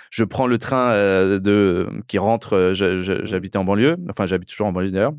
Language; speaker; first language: French; early bilingual, other home language; Persian